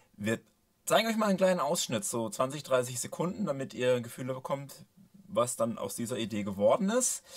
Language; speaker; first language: German; native; German